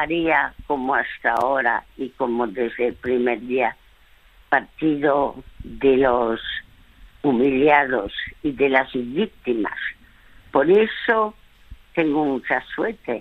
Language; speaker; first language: Spanish; early bilingual, other home language; French